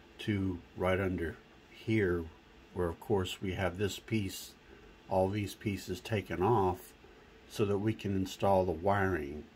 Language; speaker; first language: English; native; English